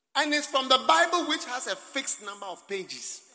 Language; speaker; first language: English; non-native, local second language; Akan